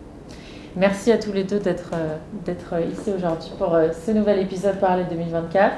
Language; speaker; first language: French; native; French